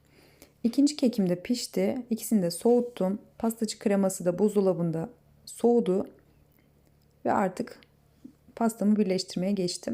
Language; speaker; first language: Turkish; native; Turkish